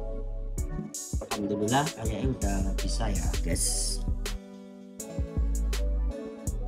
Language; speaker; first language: Indonesian; native; Indonesian